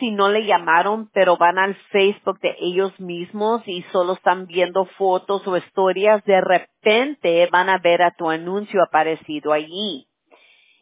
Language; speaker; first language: Spanish; early bilingual, heritage; Spanish